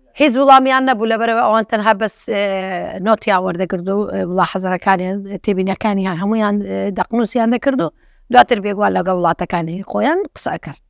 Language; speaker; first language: Central Kurdish; non-native, local second language; Turkish